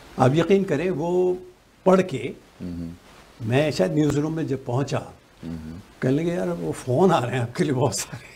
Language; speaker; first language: Urdu; native; Urdu